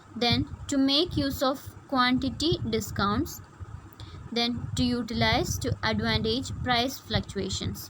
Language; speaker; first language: English; non-native, local second language; Malayalam